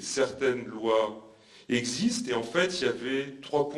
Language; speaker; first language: French; native; French